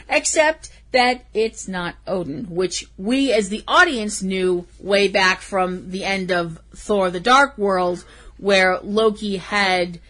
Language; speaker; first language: English; native; English